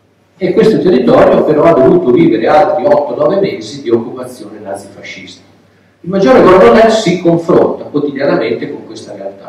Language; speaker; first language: Italian; native; Italian